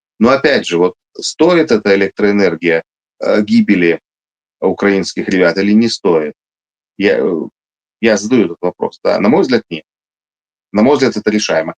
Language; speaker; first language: Russian; native; Russian